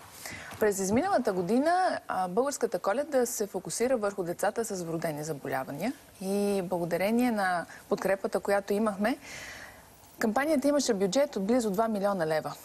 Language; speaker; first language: Bulgarian; native; Bulgarian